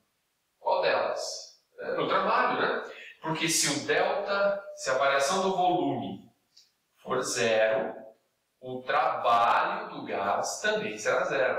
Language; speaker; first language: Portuguese; native; Portuguese